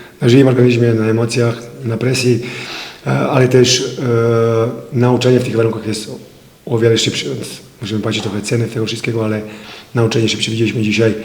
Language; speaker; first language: Polish; non-native, fluent; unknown